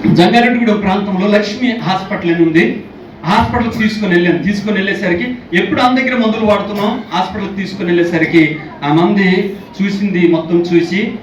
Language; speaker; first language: Telugu; non-native, local second language; Koya